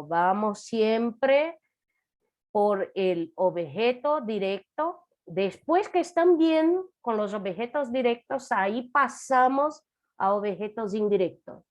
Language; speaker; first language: Spanish; non-native, fluent; Portuguese